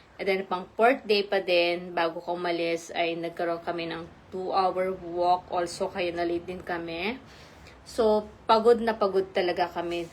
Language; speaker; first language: Filipino; non-native, local second language; Iloko